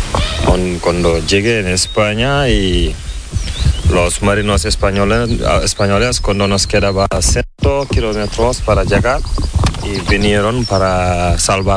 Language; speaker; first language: Spanish; non-native, learner; Fula